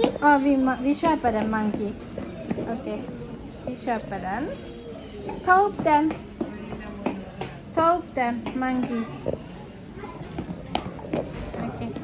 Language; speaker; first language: Swedish; non-native, learner; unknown